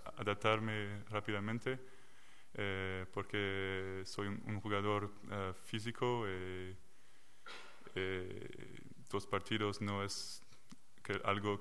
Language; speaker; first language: Spanish; non-native, learner; French